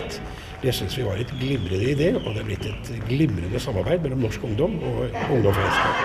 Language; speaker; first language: Norwegian; native; Norwegian